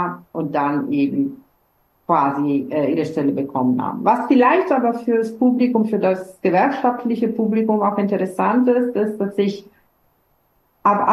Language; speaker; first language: German; non-native, fluent; Italian